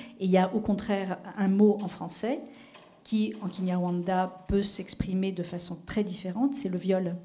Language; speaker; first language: French; native; French